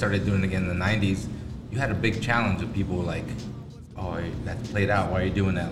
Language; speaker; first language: English; early bilingual, other home language; Spanish